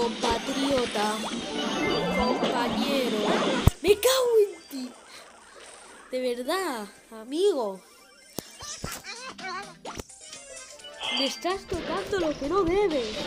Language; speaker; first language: Spanish; native; Spanish